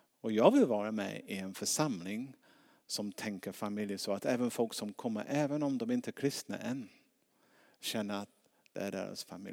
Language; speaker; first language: Swedish; non-native, fluent; English